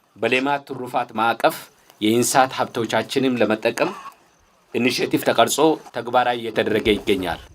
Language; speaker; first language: Amharic; native; Amharic